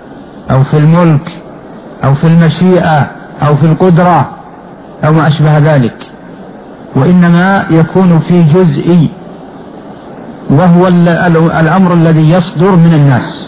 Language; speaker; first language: Arabic; native; Arabic